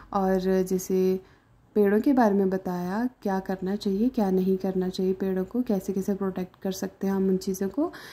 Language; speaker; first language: Hindi; non-native, local second language; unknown